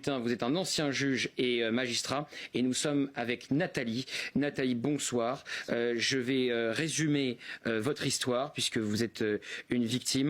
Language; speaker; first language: French; native; French